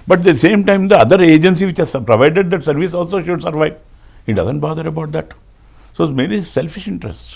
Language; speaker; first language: English; non-native, local second language; Telugu